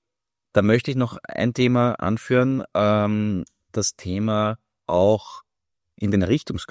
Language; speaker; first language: German; native; German